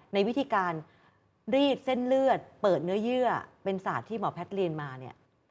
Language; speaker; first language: Thai; native; Thai